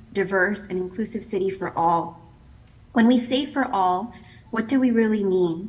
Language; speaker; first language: English; native; English